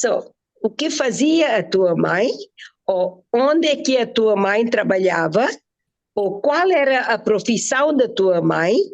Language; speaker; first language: Portuguese; non-native, fluent; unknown